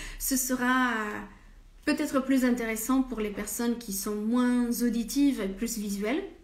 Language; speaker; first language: French; non-native, fluent; Spanish